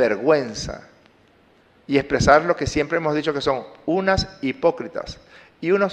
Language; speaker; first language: Spanish; native; Spanish